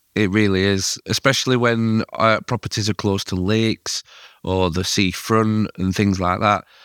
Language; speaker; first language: English; native; English